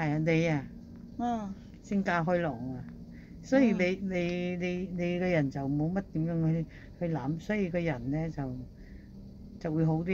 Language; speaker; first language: Cantonese; native; Cantonese